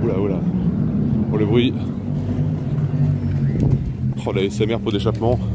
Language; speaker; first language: French; native; French